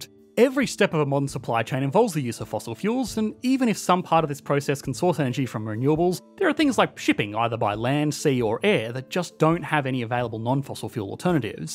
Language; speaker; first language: English; native; English